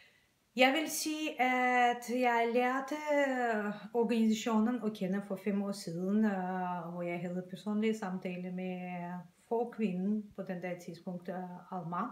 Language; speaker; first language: Danish; non-native, fluent; Azerbaijani